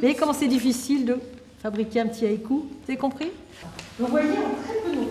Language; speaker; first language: French; native; French